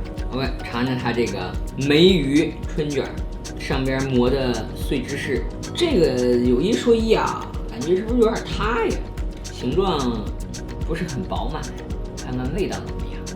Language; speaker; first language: Chinese; native; Chinese